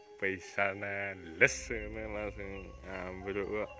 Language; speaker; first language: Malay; non-native, local second language; Javanese